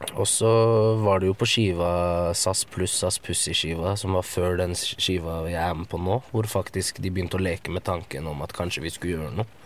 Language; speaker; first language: Norwegian; early bilingual, other home language; Arabic